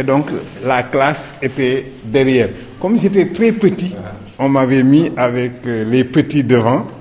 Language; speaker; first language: French; non-native, local second language; Wolof